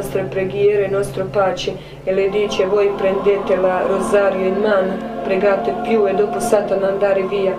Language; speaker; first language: Italian; non-native, learner; Croatian